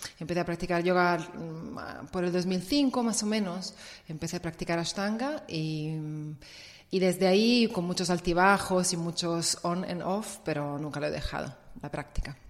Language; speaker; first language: Spanish; non-native, fluent; Italian